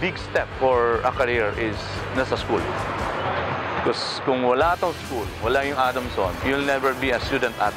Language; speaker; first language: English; non-native, local second language; Filipino